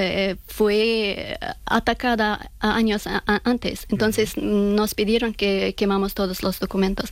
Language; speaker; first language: Spanish; non-native, fluent; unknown